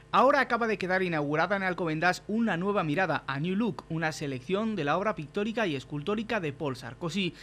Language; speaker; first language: Spanish; native; Spanish